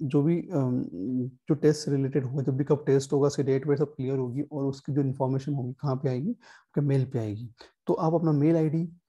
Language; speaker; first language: Hindi; native; Hindi